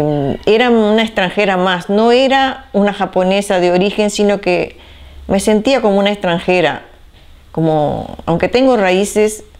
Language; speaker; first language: Spanish; early bilingual, other home language; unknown